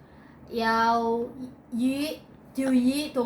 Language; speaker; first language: Cantonese; non-native, learner; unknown